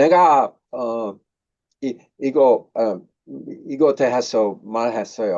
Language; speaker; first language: Korean; non-native, learner; English